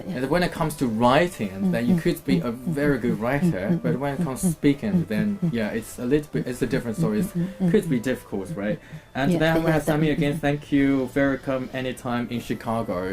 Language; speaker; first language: English; non-native, fluent; Chinese